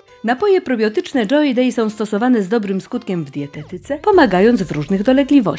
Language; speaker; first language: Polish; native; Polish